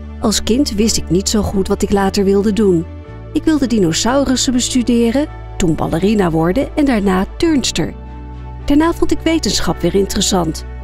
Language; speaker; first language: Dutch; non-native, fluent; English